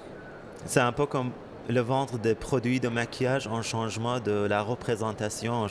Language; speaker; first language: French; non-native, fluent; Persian